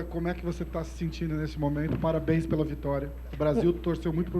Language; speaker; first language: Portuguese; native; Portuguese